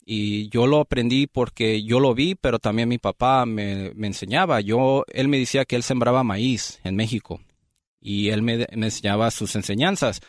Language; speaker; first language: Spanish; early bilingual, other home language; English